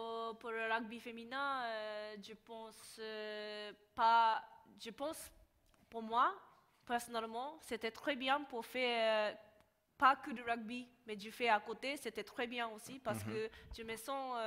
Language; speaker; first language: French; non-native, learner; Japanese